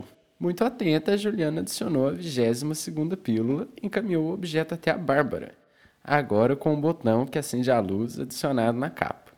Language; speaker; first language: Portuguese; native; Portuguese